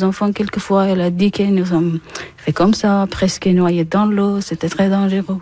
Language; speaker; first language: French; non-native, learner; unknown